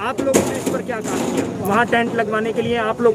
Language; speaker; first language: Hindi; native; Hindi